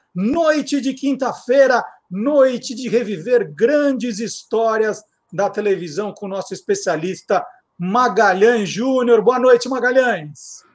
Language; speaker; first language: Portuguese; native; Portuguese